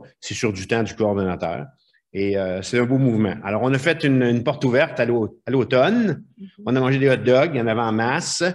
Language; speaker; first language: French; native; French